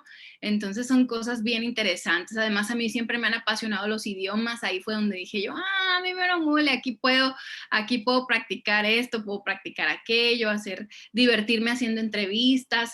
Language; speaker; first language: Spanish; native; Spanish